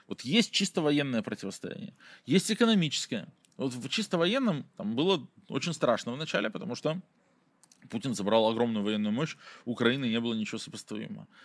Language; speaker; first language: Russian; native; Russian